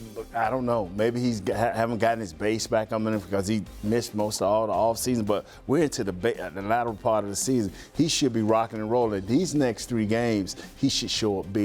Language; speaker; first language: English; native; English